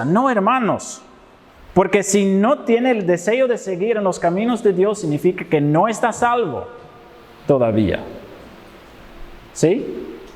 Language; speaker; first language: Spanish; non-native, fluent; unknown